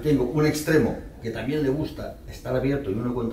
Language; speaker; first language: Spanish; native; Spanish